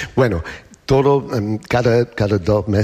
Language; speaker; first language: Spanish; non-native, learner; English